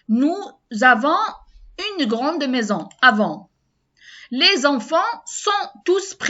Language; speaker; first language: French; non-native, learner; Arabic